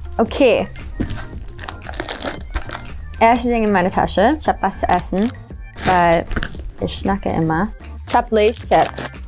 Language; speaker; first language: German; early bilingual, heritage; English